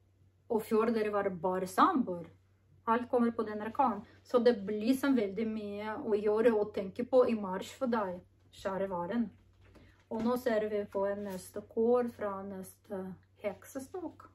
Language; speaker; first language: Norwegian; non-native, learner; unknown